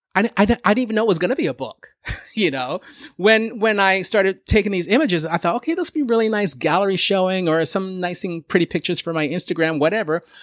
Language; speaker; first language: English; native; English